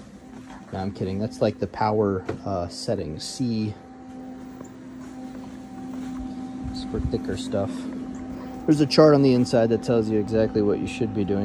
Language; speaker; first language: English; native; English